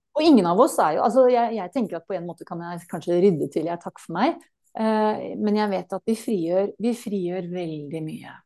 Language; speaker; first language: Norwegian; native; Norwegian